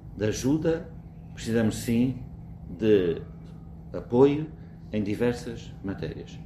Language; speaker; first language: Portuguese; native; Portuguese